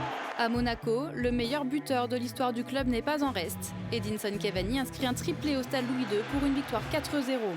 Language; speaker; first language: French; native; French